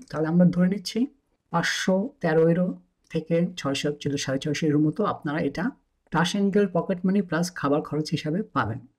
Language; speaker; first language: Bangla; native; Bangla